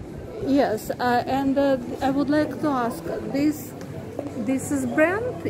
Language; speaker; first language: English; non-native, learner; Russian